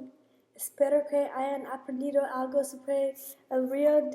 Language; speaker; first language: Spanish; non-native, learner; English